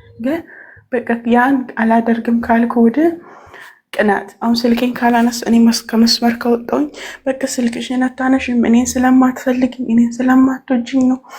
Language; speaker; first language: Amharic; native; Amharic